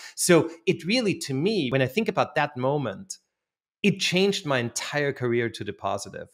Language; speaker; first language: English; non-native, fluent; German